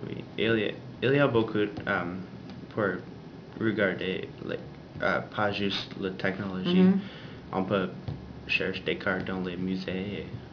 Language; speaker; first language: French; non-native, learner; English